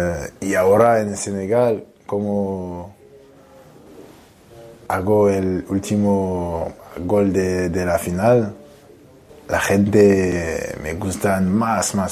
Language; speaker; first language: Spanish; non-native, fluent; French